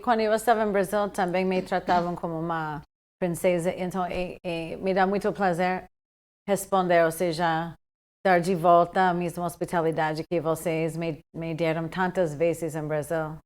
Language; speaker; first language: Portuguese; non-native, fluent; English